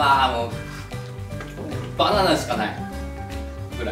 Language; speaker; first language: Japanese; native; Japanese